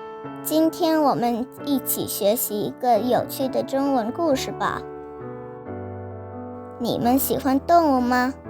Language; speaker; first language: Chinese; non-native, learner; Vietnamese